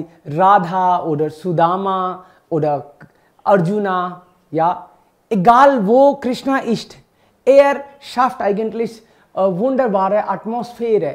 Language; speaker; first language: German; non-native, fluent; Hindi